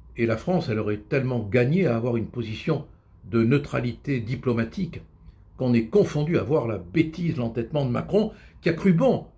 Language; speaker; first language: French; native; French